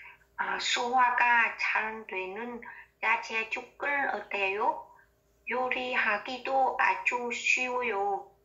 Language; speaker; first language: Korean; non-native, learner; Vietnamese